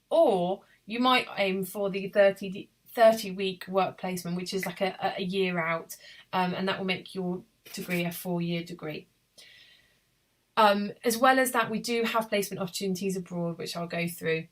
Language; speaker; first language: English; native; English